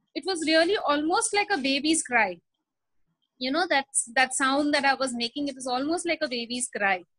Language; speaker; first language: English; non-native, local second language; Hindi